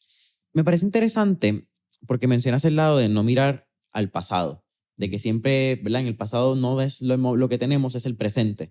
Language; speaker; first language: Spanish; native; Spanish